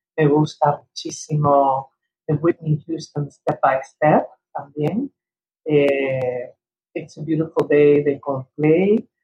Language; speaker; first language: Spanish; early bilingual, heritage; Spanish